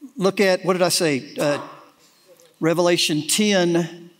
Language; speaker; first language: English; native; English